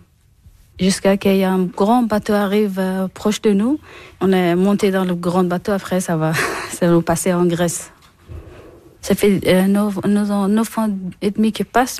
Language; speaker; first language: French; non-native, learner; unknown